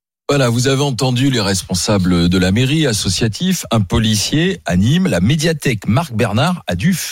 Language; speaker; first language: French; native; French